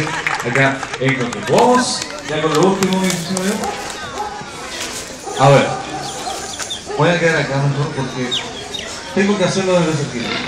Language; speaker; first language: Spanish; native; Spanish